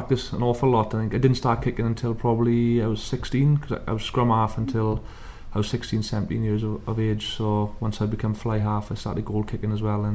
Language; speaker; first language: English; native; English